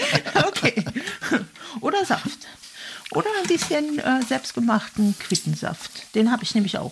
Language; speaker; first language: German; native; German